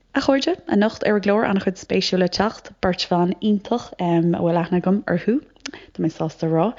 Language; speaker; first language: Irish; non-native, local second language; English